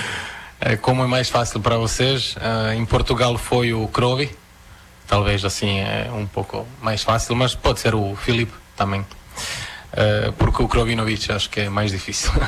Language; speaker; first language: Portuguese; non-native, fluent; Croatian